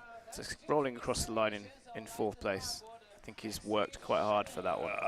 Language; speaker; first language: English; native; English